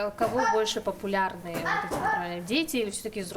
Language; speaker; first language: Russian; native; Russian